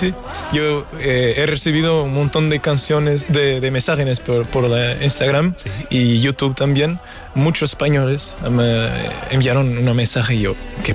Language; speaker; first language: Spanish; non-native, fluent; Portuguese